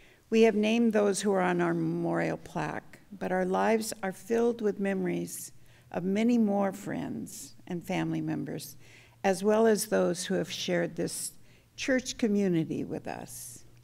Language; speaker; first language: English; native; English